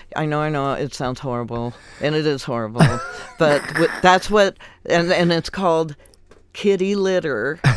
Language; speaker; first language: English; native; English